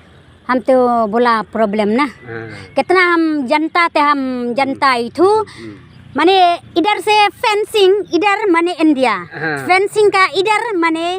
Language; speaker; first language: Hindi; non-native, local second language; Khasi